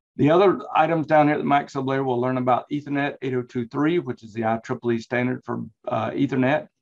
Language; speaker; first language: English; native; English